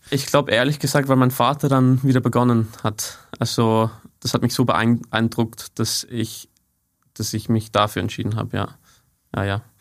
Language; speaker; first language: German; non-native, fluent; English